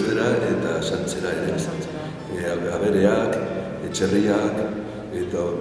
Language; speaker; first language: Basque; non-native, local second language; Spanish